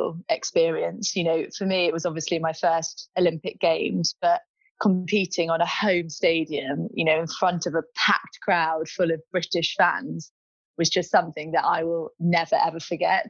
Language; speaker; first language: English; native; English